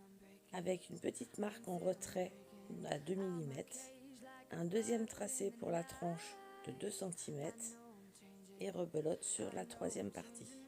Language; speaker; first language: French; native; French